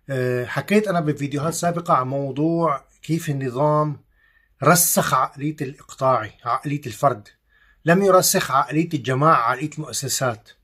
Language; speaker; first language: Arabic; native; Arabic